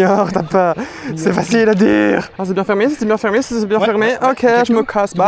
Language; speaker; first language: French; native; French